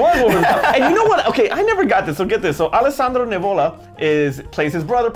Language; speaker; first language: English; native; English